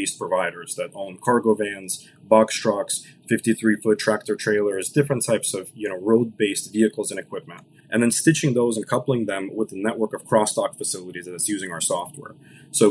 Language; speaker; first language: English; early bilingual, other home language; Russian